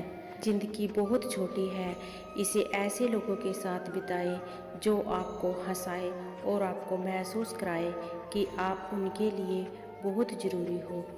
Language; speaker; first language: Hindi; native; Hindi